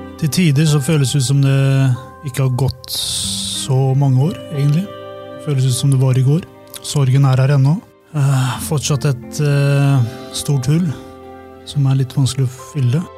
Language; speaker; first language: Norwegian; early bilingual, other home language; Albanian